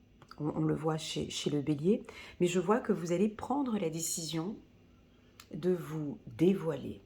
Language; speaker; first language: French; native; French